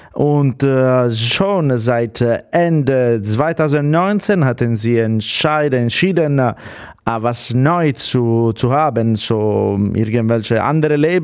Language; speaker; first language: German; non-native, fluent; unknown